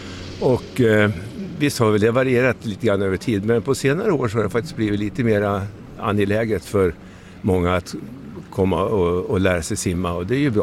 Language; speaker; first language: Swedish; native; Swedish